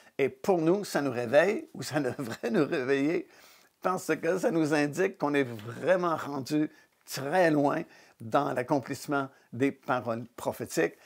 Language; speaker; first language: French; native; French